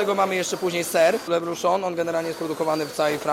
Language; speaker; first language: Polish; native; Polish